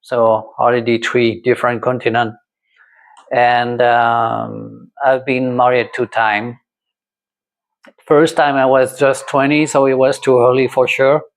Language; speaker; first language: English; non-native, learner; French